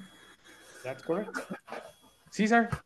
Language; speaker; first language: English; non-native, fluent; Spanish